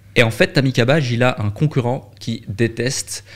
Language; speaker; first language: French; native; French